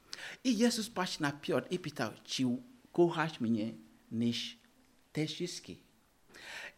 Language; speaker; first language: Polish; non-native, learner; Ukrainian